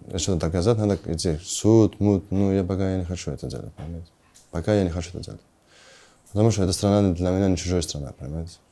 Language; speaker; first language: Russian; non-native, learner; Georgian